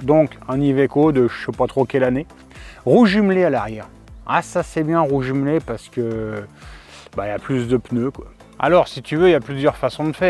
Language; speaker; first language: French; native; French